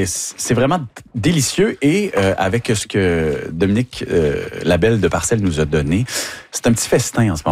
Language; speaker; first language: French; native; French